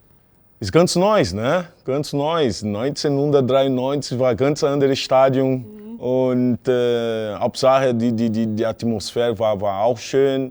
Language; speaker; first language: German; non-native, fluent; Portuguese